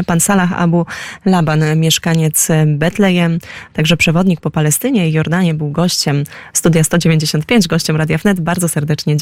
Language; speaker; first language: Polish; native; Polish